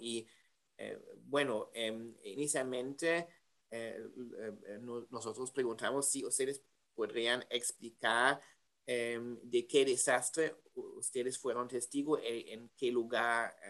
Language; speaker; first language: Spanish; non-native, learner; German